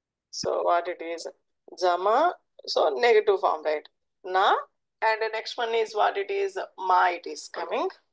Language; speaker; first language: English; non-native, local second language; Telugu